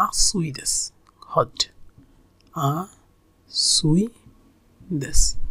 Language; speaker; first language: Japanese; non-native, fluent; Bangla